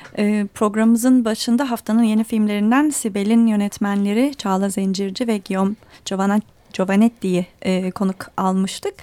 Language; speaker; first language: Turkish; native; Turkish